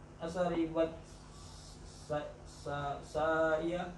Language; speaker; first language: Arabic; non-native, learner; Indonesian